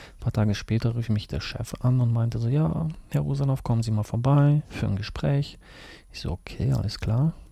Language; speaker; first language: German; early bilingual, other home language; Russian